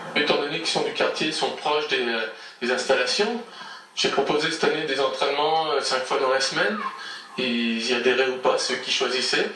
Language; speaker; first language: French; native; French